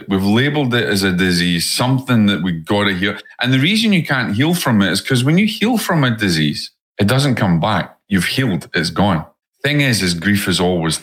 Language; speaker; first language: English; native; English